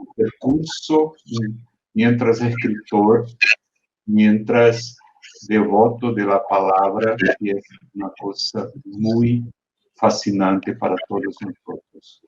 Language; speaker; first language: Spanish; non-native, fluent; Portuguese